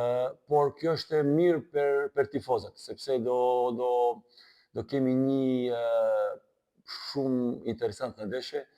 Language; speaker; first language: Albanian; non-native, learner; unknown